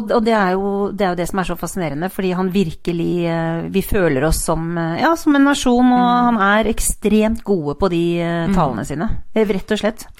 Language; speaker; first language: Norwegian; native; Norwegian